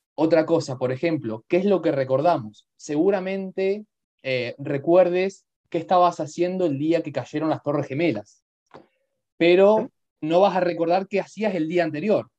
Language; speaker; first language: Spanish; native; Spanish